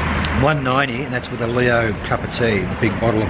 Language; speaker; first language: English; native; English